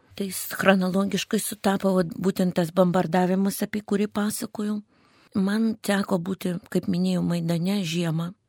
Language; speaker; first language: Lithuanian; non-native, fluent; Russian